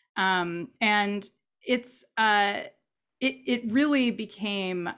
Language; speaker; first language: English; native; English